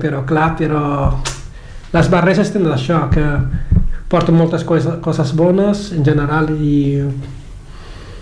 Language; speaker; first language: Catalan; non-native, fluent; Kabuverdianu